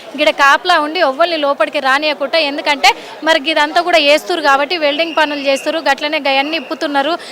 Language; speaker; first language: Telugu; native; Telugu